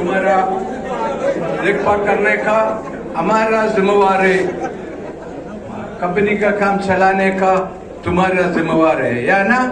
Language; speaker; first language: Hindi; non-native, local second language; Malayalam